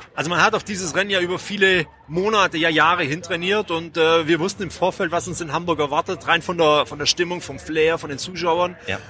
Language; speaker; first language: German; native; German